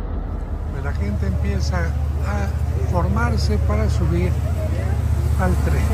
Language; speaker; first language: Spanish; native; Spanish